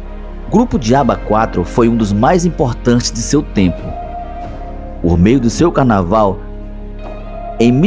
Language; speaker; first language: Portuguese; native; Portuguese